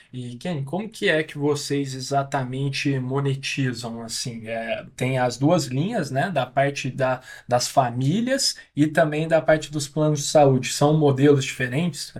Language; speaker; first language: Portuguese; native; Portuguese